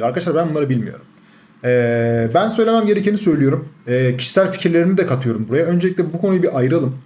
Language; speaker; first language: Turkish; native; Turkish